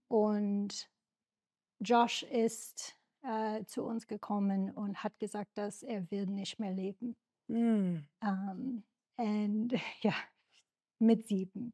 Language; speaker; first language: German; non-native, learner; English